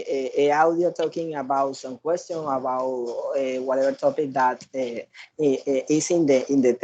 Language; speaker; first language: English; non-native, learner; Spanish